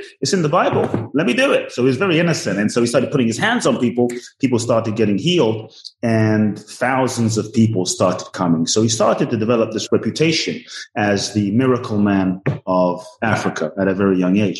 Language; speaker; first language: English; native; English